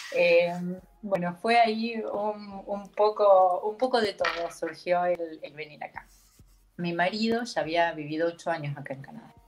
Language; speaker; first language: Spanish; native; Spanish